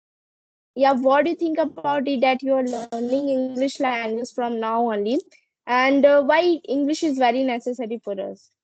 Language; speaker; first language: English; non-native, learner; Hindi